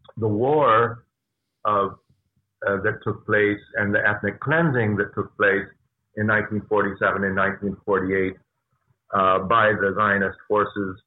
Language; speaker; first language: English; native; English